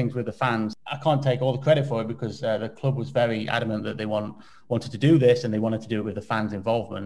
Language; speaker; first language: English; native; English